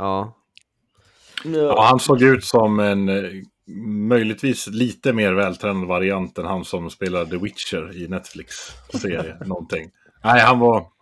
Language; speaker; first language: Swedish; native; Swedish